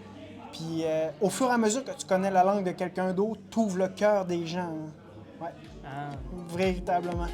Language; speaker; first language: French; native; French